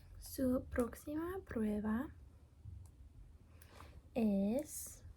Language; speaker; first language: Spanish; non-native, learner; English